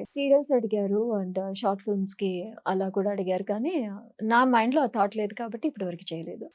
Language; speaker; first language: Telugu; native; Telugu